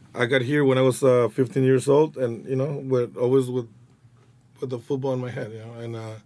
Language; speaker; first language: English; non-native, fluent; Spanish